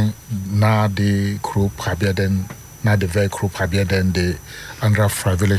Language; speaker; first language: Dutch; non-native, fluent; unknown